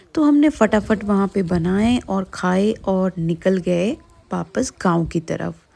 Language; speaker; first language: Hindi; non-native, local second language; Bangla